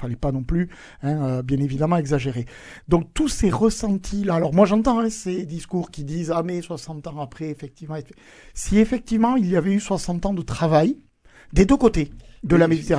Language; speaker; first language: French; native; French